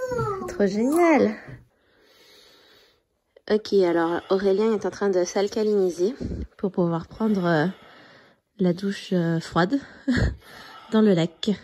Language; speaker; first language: French; native; French